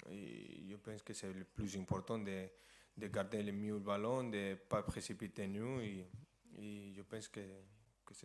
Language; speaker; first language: French; non-native, fluent; Spanish